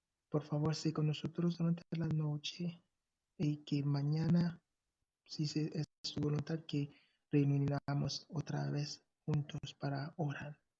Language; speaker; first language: Spanish; non-native, fluent; English